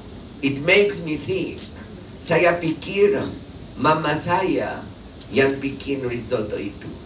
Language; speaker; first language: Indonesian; non-native, learner; Greek